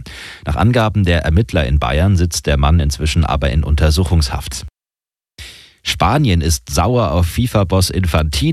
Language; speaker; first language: German; native; German